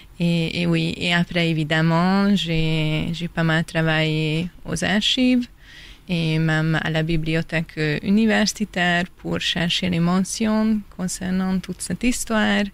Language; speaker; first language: French; non-native, fluent; Hungarian